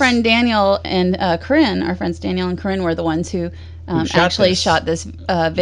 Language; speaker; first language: English; native; English